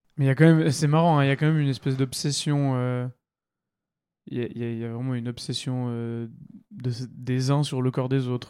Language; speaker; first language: French; native; French